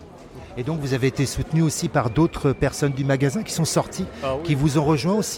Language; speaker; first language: French; native; French